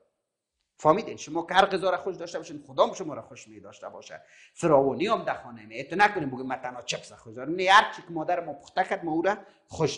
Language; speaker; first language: Persian; native; Persian